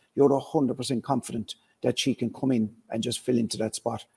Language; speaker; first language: English; native; English